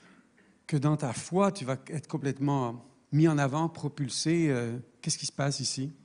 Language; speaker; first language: French; native; French